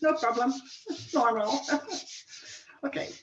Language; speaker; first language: English; non-native, learner; Dutch